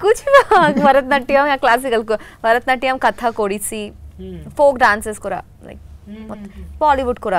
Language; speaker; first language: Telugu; non-native, learner; Bangla